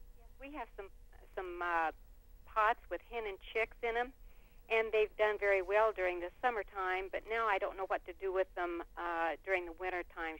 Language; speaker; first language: English; native; English